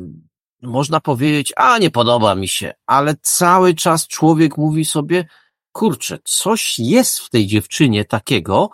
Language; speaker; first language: Polish; native; Polish